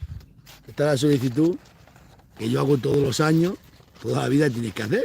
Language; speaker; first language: Spanish; native; Spanish